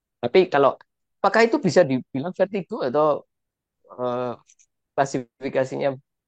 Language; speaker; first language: Indonesian; native; Indonesian